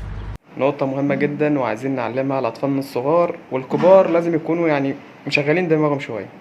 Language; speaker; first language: Arabic; native; Arabic